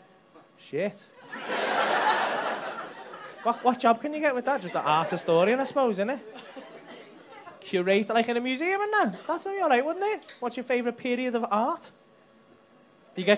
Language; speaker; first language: English; native; English